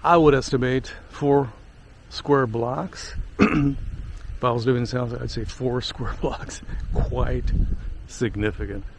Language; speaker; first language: English; native; English